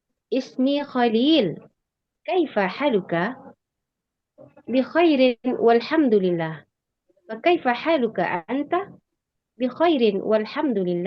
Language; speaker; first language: Arabic; non-native, learner; Indonesian